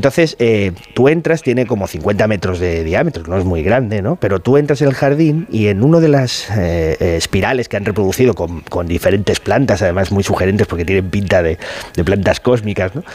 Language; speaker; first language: Spanish; native; Spanish